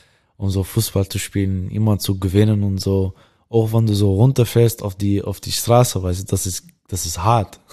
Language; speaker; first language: German; non-native, learner; Dutch